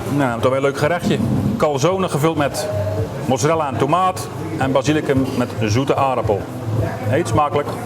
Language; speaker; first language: Dutch; native; Dutch